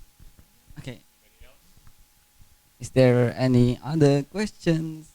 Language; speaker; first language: English; non-native, fluent; Indonesian